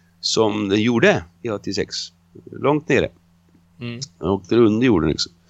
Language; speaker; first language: Swedish; non-native, fluent; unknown